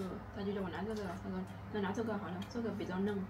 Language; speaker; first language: Chinese; non-native, fluent; Vietnamese